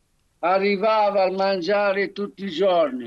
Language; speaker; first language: Italian; non-native, fluent; Arabic